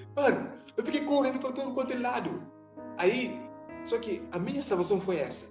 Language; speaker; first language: Portuguese; non-native, fluent; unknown